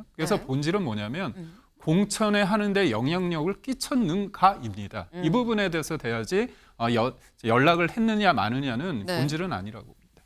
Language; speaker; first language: Korean; native; Korean